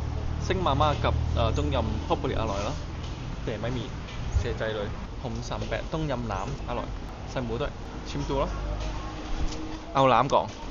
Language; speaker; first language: Thai; native; Thai